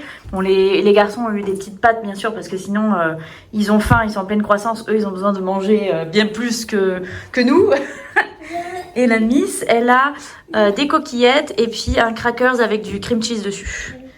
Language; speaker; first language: French; native; French